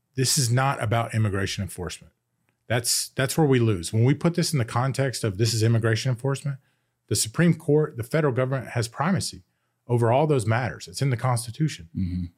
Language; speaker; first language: English; native; English